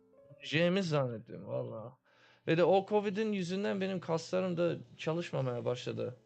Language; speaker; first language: Turkish; early bilingual, heritage; Turkish